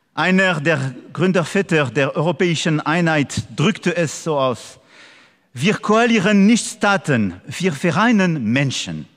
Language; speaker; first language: German; non-native, learner; French